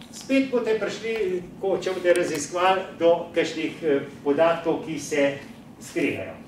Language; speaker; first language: Slovenian; native; Slovenian